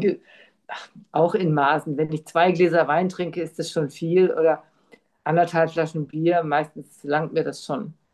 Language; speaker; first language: German; native; German